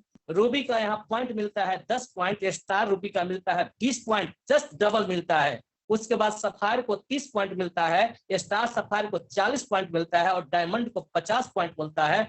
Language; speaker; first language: Hindi; native; Hindi